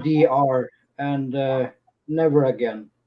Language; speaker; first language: English; non-native, fluent; Norwegian